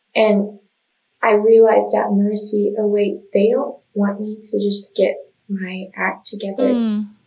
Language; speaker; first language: English; native; English